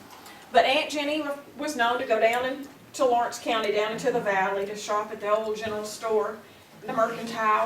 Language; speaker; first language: English; native; English